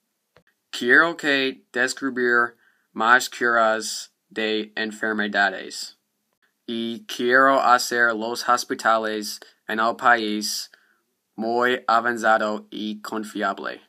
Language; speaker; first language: Spanish; non-native, learner; English